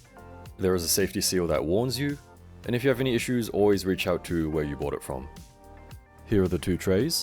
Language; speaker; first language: English; native; English